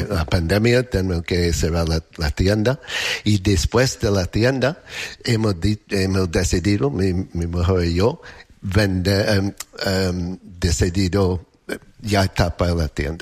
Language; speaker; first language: Spanish; non-native, learner; English